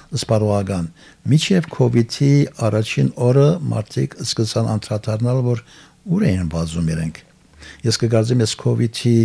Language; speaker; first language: Armenian; early bilingual, heritage; Armenian